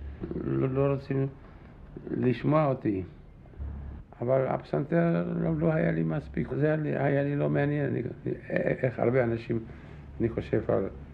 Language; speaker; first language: Hebrew; non-native, fluent; Czech